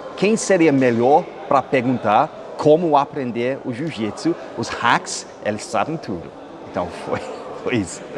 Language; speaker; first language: Portuguese; non-native, fluent; English